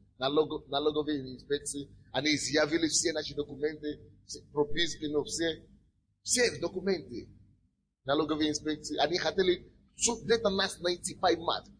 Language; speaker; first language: Russian; non-native, fluent; Yoruba